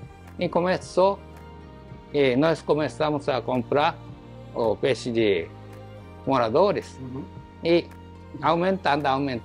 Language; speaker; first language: Portuguese; non-native, learner; Japanese